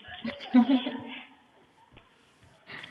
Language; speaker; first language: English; non-native, learner; Chinese